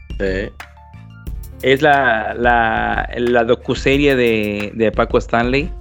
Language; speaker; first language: Spanish; native; Spanish